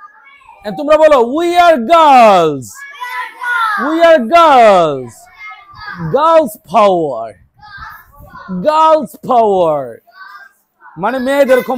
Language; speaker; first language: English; non-native, learner; Bangla